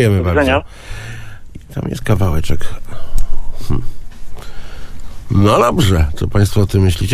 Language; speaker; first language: Polish; native; Polish